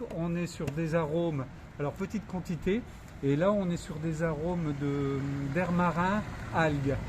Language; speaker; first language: French; native; French